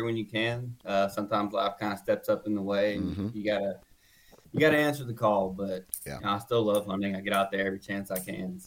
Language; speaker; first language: English; native; English